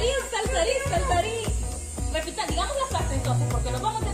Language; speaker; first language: Spanish; native; Spanish